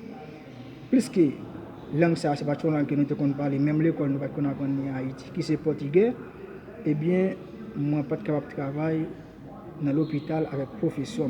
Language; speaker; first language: French; non-native, learner; Haitian Creole